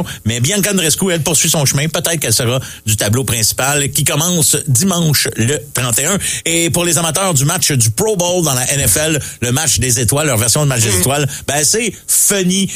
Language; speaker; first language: French; native; French